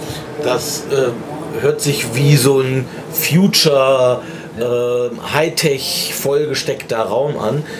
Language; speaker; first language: German; native; German